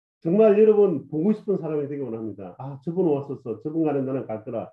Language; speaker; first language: Korean; native; Korean